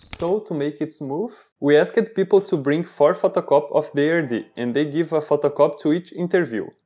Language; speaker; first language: English; non-native, learner; Portuguese